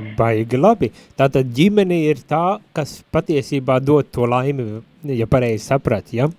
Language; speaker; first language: Latvian; native; Latvian